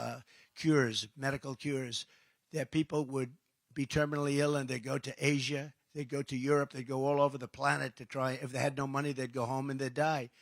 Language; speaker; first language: English; native; English